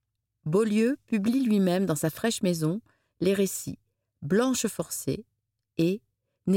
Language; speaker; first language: French; native; French